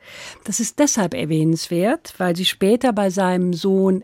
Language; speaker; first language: German; native; German